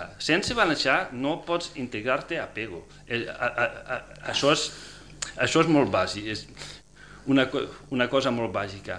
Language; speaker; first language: Catalan; non-native, fluent; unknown